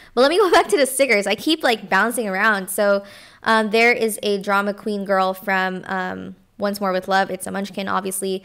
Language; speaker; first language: English; non-native, local second language; Filipino